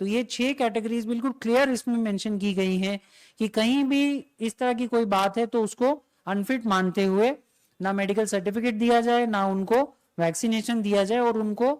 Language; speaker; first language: Hindi; native; Hindi